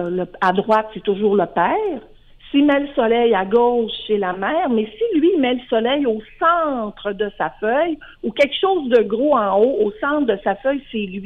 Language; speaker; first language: French; native; French